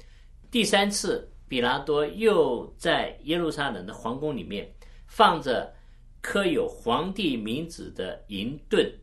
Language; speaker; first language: Chinese; native; Chinese